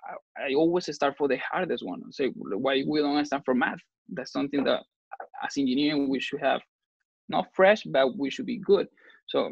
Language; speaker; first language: English; non-native, fluent; Spanish